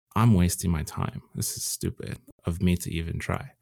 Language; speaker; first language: English; native; English